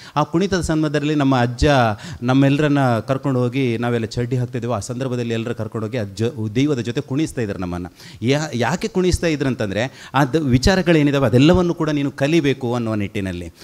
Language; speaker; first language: Kannada; non-native, local second language; Tulu